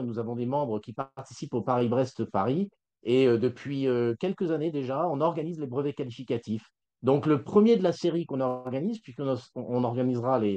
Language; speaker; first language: French; native; French